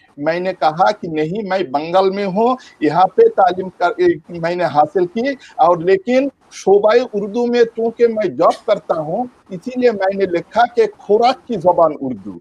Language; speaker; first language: Urdu; non-native, local second language; Bangla